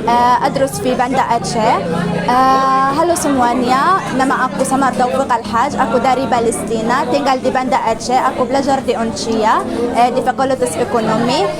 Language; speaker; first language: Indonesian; non-native, learner; Arabic